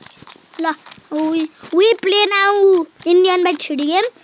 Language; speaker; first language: English; non-native, learner; Nepali